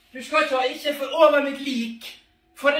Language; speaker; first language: Norwegian; native; Norwegian